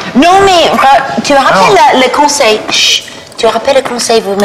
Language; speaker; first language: French; non-native, learner; English